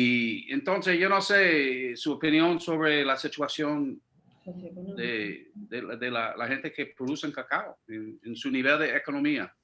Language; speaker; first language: Spanish; non-native, fluent; English